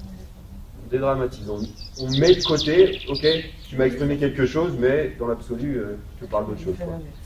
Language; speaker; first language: French; native; French